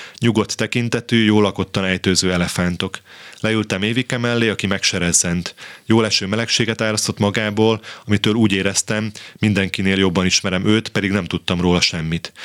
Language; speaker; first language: Hungarian; native; Hungarian